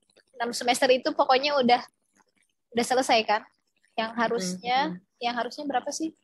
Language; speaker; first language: Indonesian; native; Indonesian